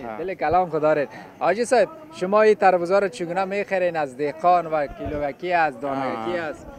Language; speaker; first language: Persian; native; Persian